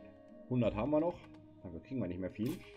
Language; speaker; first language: German; native; German